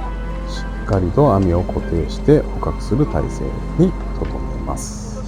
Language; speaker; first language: Japanese; native; Japanese